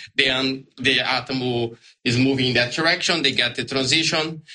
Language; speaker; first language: English; non-native, learner; Portuguese